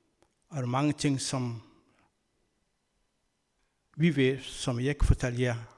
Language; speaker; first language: Danish; non-native, learner; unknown